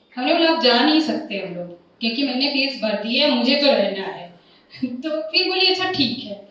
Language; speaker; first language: Hindi; native; Hindi